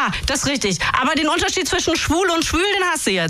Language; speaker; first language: German; native; German